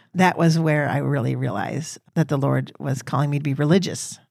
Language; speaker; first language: English; native; English